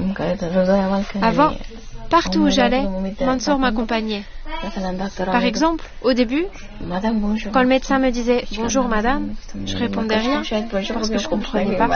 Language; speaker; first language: French; non-native, fluent; Persian